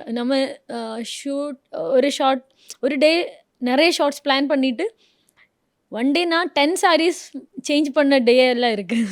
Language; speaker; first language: Tamil; non-native, fluent; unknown